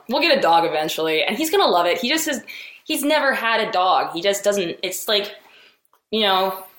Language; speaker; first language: English; native; English